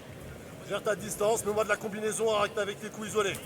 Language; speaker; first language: French; native; French